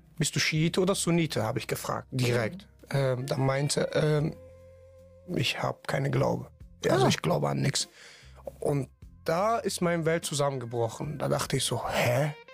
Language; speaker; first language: German; non-native, fluent; Persian